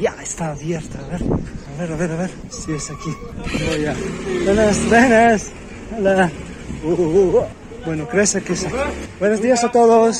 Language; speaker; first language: Spanish; non-native, learner; Italian